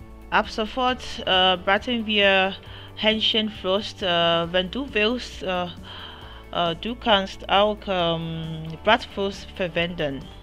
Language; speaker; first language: German; non-native, learner; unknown